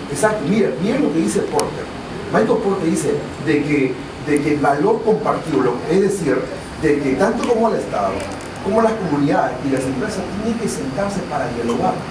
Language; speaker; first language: Spanish; non-native, local second language; Shipibo-Conibo